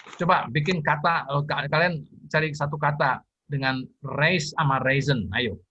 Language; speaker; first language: Indonesian; native; Indonesian